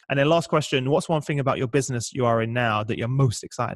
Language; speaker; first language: English; native; English